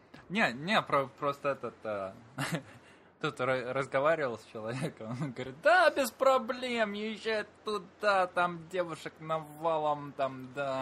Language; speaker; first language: Russian; native; Russian